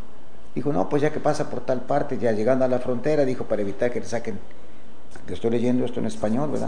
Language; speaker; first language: Spanish; native; Spanish